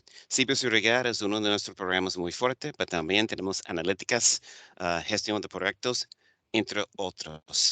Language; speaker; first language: Spanish; non-native, fluent; English